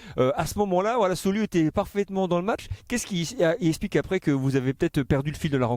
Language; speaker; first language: French; native; French